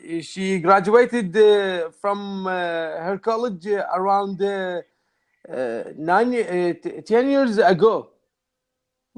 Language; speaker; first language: English; non-native, learner; Arabic